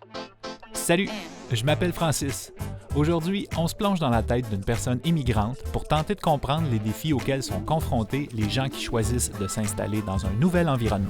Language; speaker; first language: French; native; French